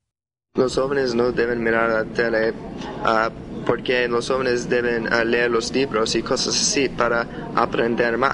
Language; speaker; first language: Spanish; non-native, learner; English